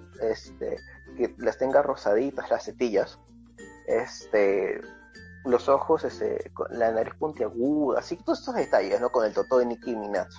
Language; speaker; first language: Spanish; native; Spanish